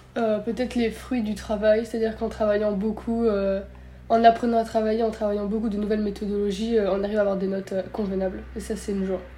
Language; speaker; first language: French; native; French